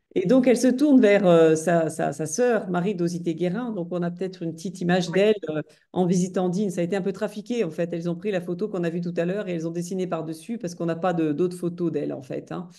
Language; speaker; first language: French; native; French